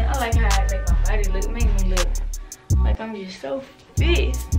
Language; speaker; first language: English; native; English